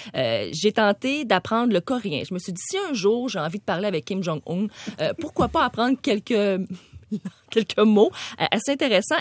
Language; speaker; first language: French; native; French